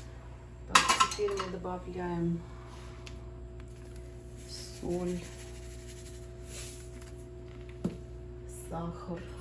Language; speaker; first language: Russian; native; Russian